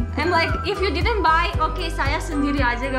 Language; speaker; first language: Indonesian; non-native, learner; English